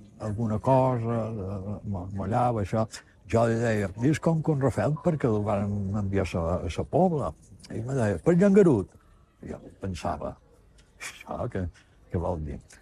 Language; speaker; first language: Catalan; native; Catalan